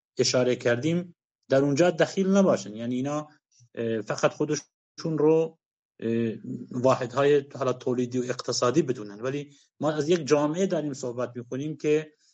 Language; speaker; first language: Persian; non-native, local second language; Kurdish